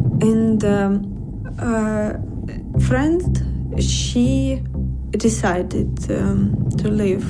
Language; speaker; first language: English; non-native, learner; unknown